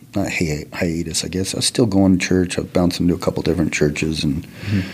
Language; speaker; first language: English; native; English